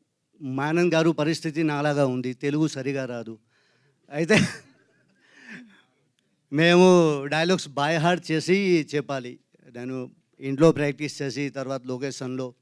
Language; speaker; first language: Telugu; non-native, learner; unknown